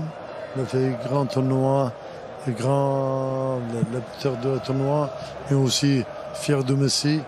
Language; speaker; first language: French; non-native, learner; Arabic